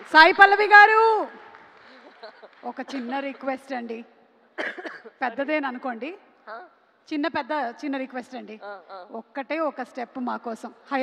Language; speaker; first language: Telugu; native; Telugu